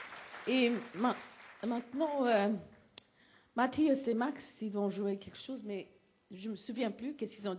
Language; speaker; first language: French; non-native, fluent; English